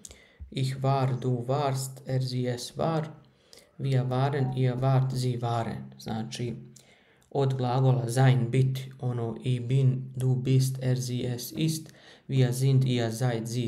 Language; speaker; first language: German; non-native, fluent; Bosnian